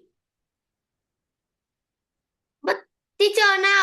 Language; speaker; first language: English; non-native, learner; Vietnamese